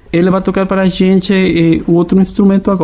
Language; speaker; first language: Portuguese; non-native, fluent; Spanish